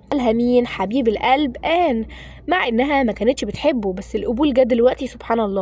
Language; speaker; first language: Arabic; native; Arabic